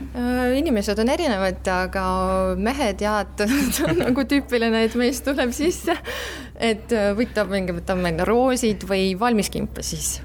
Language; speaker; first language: Estonian; non-native, local second language; Russian